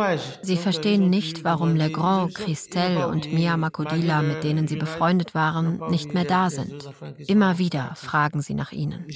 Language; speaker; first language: German; native; German